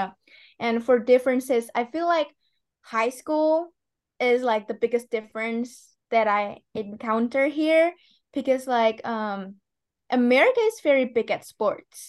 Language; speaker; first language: English; non-native, fluent; Indonesian